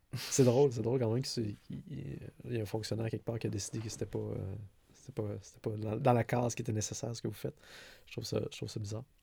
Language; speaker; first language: French; native; French